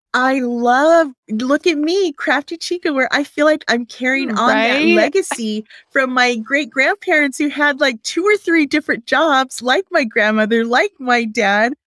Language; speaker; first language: English; native; English